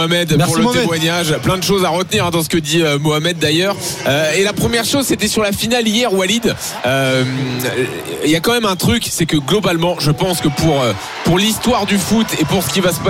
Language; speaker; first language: French; native; French